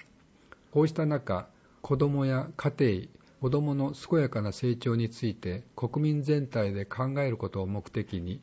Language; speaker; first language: Japanese; native; Japanese